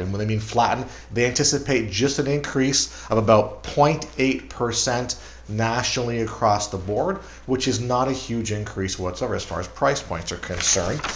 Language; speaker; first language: English; native; English